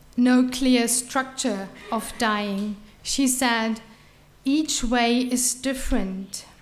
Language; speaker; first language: English; non-native, fluent; German